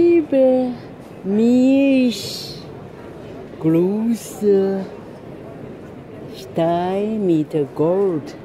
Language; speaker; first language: German; non-native, learner; Chinese